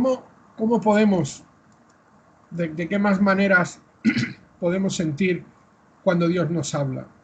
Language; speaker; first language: Spanish; native; Spanish